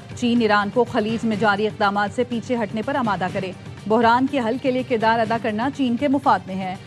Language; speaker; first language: Urdu; native; Urdu